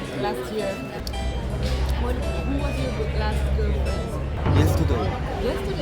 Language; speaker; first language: English; non-native, fluent; Spanish